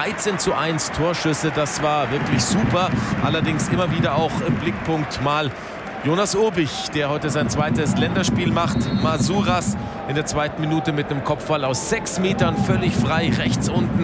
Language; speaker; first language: German; native; German